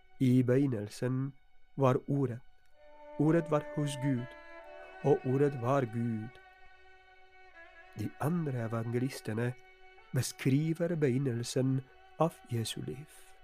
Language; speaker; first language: Norwegian; non-native, fluent; Polish